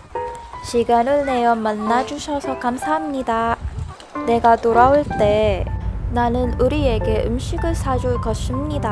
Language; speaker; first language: Korean; non-native, learner; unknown